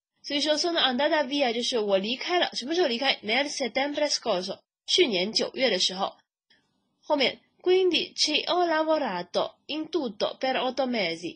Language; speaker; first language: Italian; non-native, fluent; Chinese